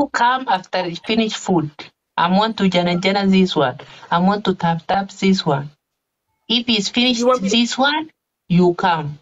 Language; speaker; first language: English; non-native, learner; Arabic